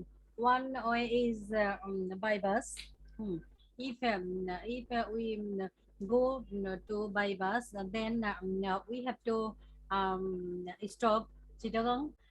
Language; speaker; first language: English; non-native, learner; Bangla